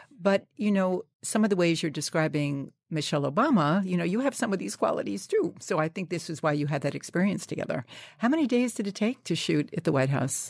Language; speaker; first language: English; native; English